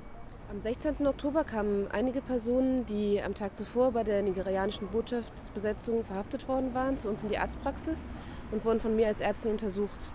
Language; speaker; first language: German; native; German